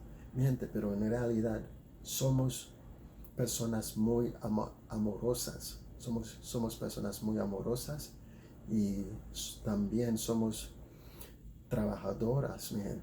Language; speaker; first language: Spanish; non-native, fluent; Haitian Creole